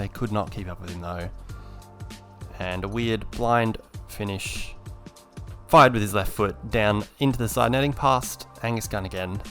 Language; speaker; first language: English; native; English